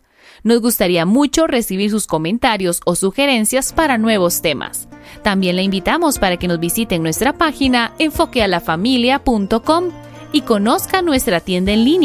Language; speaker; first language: Spanish; native; Spanish